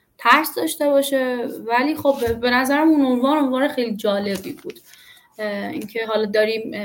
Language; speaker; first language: Persian; native; Persian